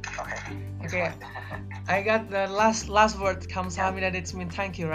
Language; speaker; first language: English; non-native, learner; Indonesian